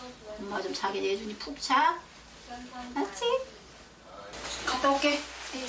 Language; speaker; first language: Korean; native; Korean